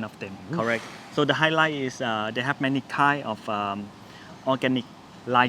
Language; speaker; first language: English; non-native, learner; Thai